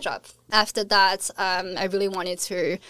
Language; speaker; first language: English; non-native, fluent; French